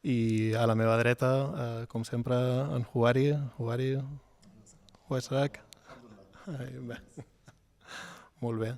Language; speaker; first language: Catalan; native; Catalan